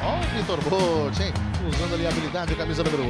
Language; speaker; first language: Portuguese; native; Portuguese